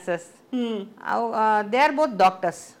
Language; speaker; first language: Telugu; non-native, local second language; Tamil